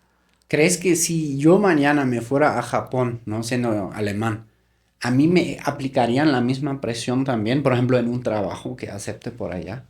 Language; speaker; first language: Spanish; native; Spanish